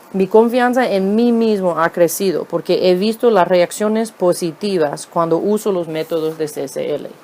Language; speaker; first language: Spanish; non-native, fluent; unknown